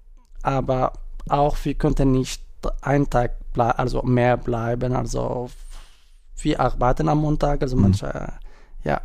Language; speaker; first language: German; non-native, learner; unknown